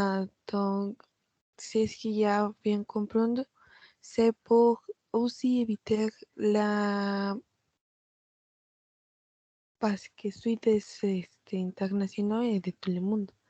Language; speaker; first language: French; non-native, learner; Spanish